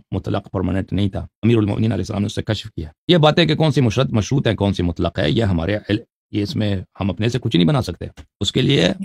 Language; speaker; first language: Urdu; native; Urdu